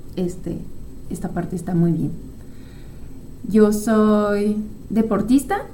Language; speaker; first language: Spanish; non-native, fluent; French